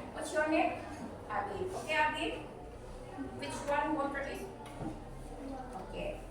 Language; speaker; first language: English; non-native, learner; Indonesian